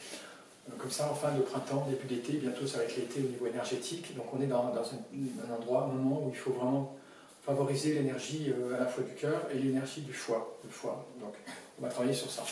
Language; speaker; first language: French; native; French